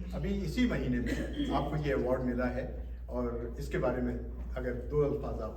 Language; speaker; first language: Urdu; native; Urdu